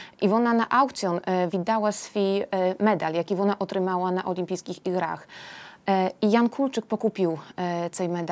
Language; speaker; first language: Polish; non-native, learner; Ukrainian